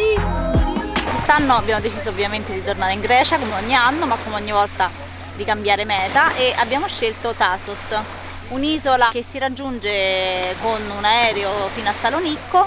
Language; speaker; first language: Italian; native; Italian